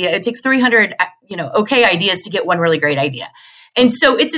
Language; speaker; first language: English; native; English